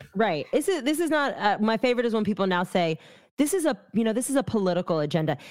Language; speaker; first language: English; early bilingual, other home language; Arabic